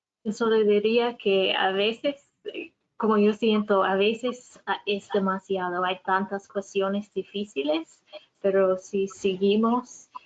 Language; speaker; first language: Spanish; non-native, fluent; English